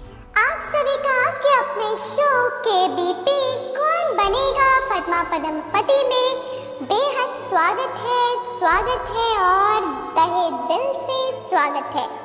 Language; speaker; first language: Hindi; native; Hindi